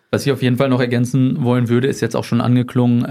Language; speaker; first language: German; native; German